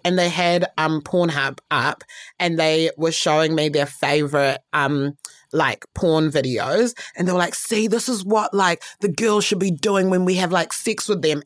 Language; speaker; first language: English; early bilingual, other home language; Shona